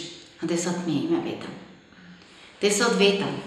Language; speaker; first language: German; non-native, local second language; Slovenian